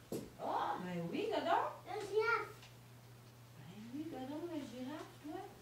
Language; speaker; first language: French; native; French